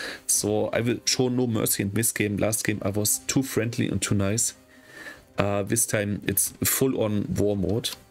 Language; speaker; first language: English; non-native, fluent; German